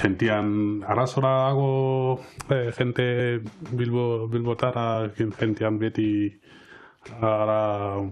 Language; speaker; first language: Basque; non-native, local second language; Spanish